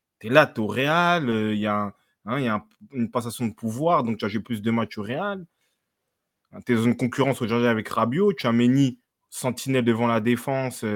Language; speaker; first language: French; native; French